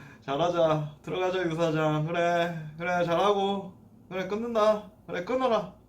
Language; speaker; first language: Korean; native; Korean